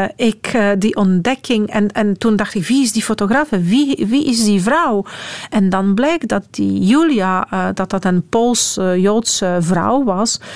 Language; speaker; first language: Dutch; non-native, fluent; Polish